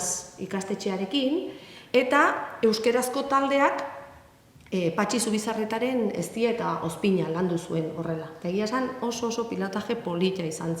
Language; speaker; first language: Basque; native; Basque